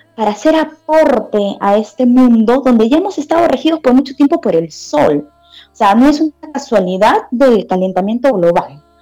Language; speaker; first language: Spanish; native; Spanish